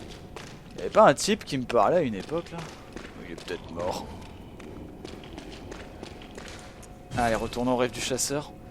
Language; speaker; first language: French; native; French